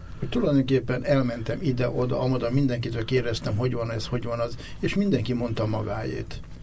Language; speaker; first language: Hungarian; native; Hungarian